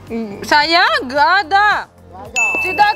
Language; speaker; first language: Indonesian; non-native, learner; Russian